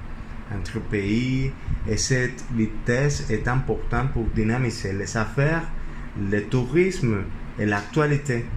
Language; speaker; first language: French; non-native, learner; Spanish